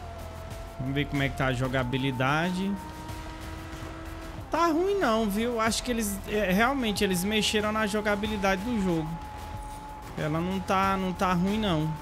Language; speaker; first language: Portuguese; native; Portuguese